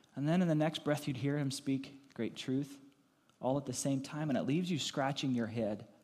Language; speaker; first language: English; native; English